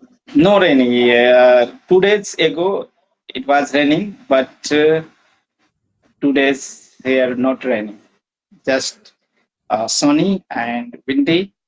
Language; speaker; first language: English; non-native, learner; Maithili